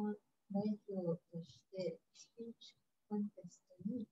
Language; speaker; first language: Japanese; non-native, learner; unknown